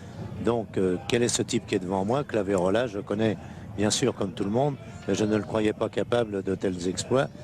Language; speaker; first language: French; native; French